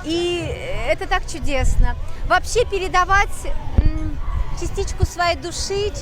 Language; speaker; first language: Russian; native; Russian